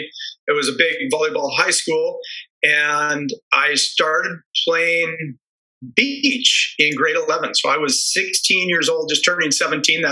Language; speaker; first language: English; native; English